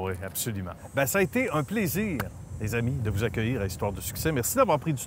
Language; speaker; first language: French; native; French